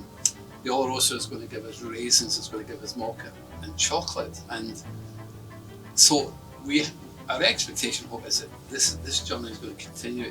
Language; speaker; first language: English; native; English